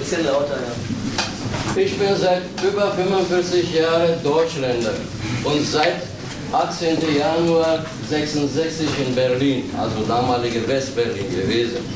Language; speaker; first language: German; non-native, fluent; Turkish